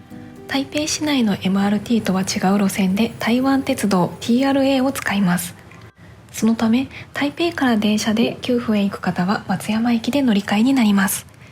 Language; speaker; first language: Japanese; native; Japanese